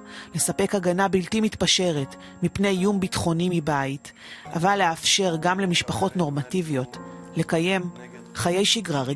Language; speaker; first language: Hebrew; native; Hebrew